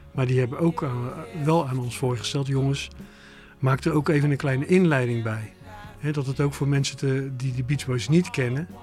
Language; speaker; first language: Dutch; native; Dutch